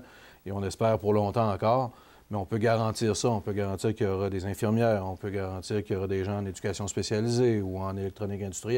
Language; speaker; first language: French; native; French